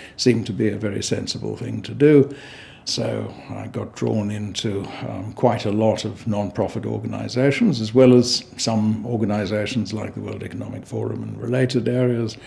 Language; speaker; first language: English; native; English